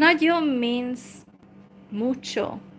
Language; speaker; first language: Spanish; non-native, learner; Hungarian